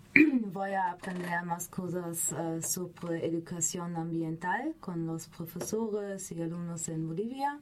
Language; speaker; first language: Spanish; non-native, learner; German